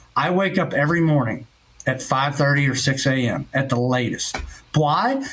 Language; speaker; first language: English; native; English